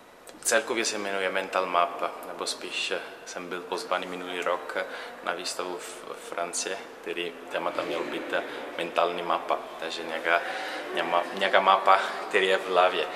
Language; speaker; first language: Czech; non-native, learner; Italian